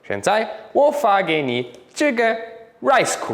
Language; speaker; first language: Chinese; non-native, fluent; German